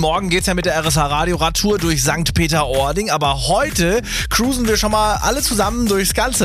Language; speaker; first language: German; native; German